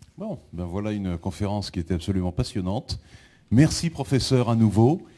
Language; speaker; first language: French; native; French